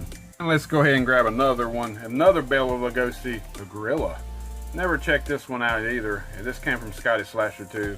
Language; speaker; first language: English; native; English